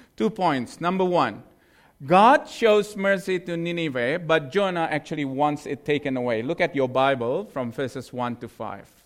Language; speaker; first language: English; non-native, fluent; Indonesian